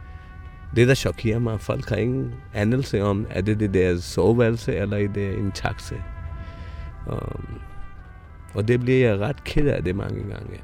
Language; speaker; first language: Danish; non-native, fluent; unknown